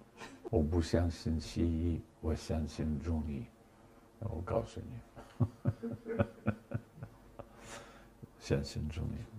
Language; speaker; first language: Chinese; non-native, fluent; Russian